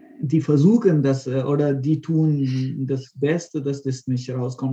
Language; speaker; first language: German; non-native, fluent; Konkani